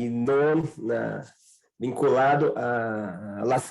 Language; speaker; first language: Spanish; non-native, learner; Portuguese